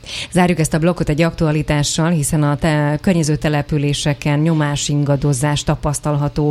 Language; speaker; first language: Hungarian; native; Hungarian